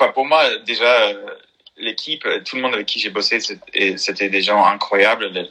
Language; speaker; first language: French; non-native, fluent; English